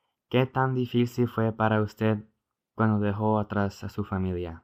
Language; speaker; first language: Spanish; early bilingual, heritage; Spanish